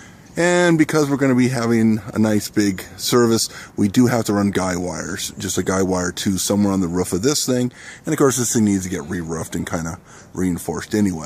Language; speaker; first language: English; native; English